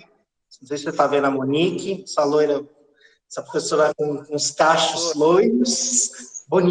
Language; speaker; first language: Portuguese; native; Portuguese